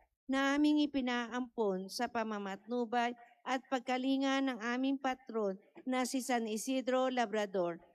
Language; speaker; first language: Filipino; native; Filipino